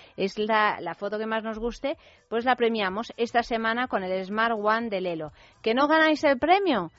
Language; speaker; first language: Spanish; native; Spanish